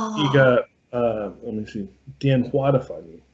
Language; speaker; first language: Chinese; non-native, learner; English